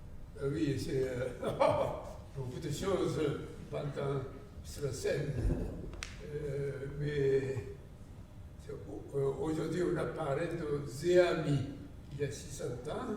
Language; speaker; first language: French; non-native, learner; Japanese